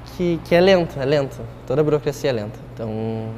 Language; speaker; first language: Portuguese; native; Portuguese